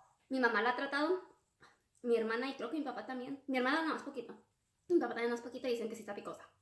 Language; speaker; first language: Spanish; early bilingual, heritage; Spanish